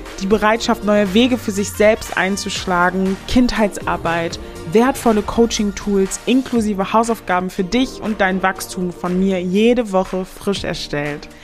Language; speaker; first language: German; native; German